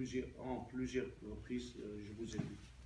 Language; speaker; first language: French; non-native, fluent; Armenian